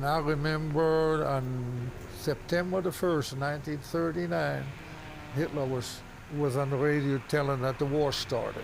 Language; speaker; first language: English; non-native, fluent; German